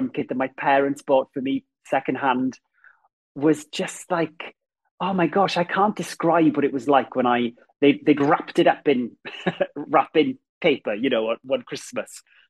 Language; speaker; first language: English; native; English